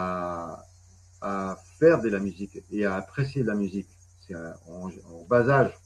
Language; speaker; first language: French; non-native, fluent; Spanish